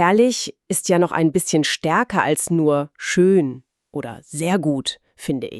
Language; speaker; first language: German; native; German